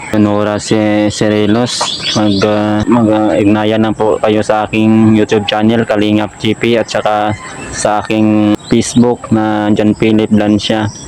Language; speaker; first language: Filipino; non-native, local second language; Cebuano